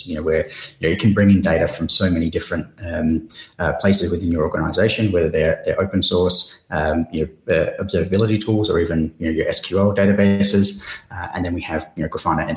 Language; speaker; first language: English; native; English